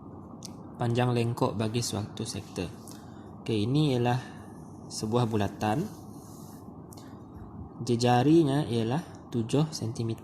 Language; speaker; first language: Malay; native; Malay